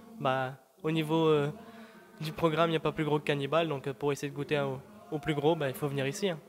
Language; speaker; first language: French; native; French